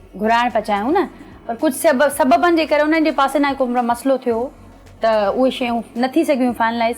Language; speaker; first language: Sindhi; native; Sindhi